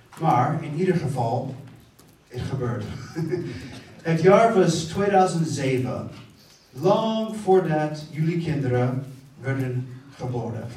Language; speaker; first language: Dutch; non-native, fluent; English